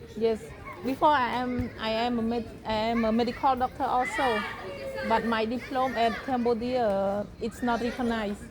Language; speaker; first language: English; non-native, learner; Khmer